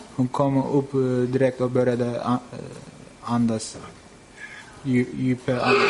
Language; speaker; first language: Swedish; non-native, fluent; Turkish